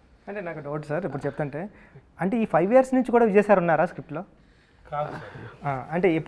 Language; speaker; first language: Telugu; native; Telugu